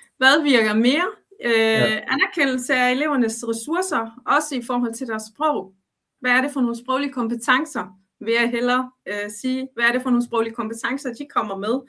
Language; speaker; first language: Danish; early bilingual, other home language; Arabic